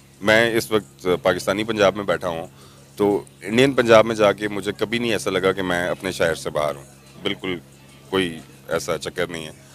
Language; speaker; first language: Urdu; non-native, local second language; Punjabi